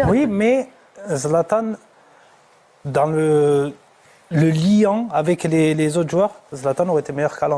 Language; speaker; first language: French; native; French